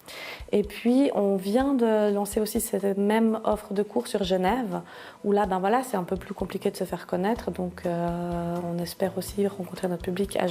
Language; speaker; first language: French; native; French